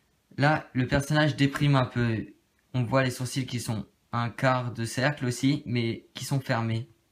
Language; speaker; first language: French; native; French